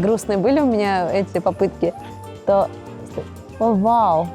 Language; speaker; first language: Russian; native; Russian